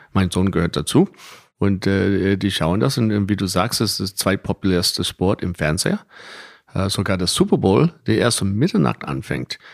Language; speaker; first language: German; non-native, fluent; English